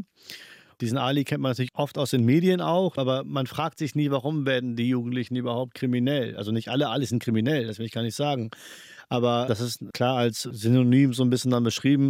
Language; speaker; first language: German; early bilingual, other home language; Urdu